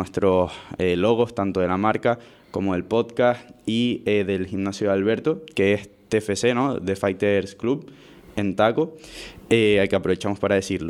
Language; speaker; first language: Spanish; native; Spanish